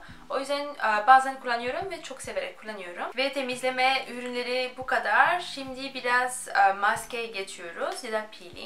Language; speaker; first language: Turkish; non-native, fluent; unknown